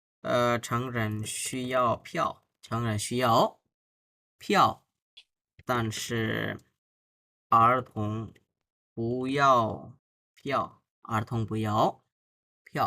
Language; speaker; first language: Chinese; non-native, fluent; Bangla